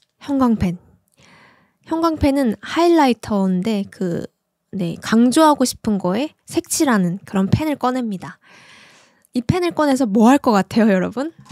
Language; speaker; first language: Korean; native; Korean